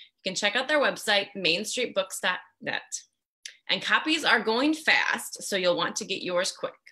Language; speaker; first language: English; native; English